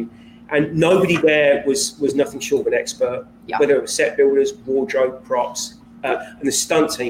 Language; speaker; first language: English; native; English